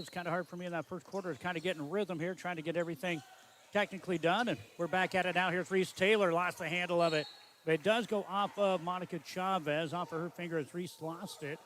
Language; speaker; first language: English; native; English